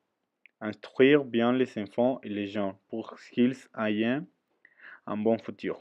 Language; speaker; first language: French; non-native, learner; Spanish